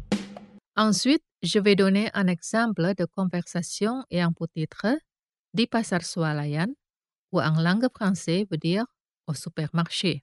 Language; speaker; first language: French; non-native, fluent; Indonesian